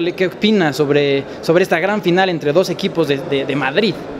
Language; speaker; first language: Spanish; native; Spanish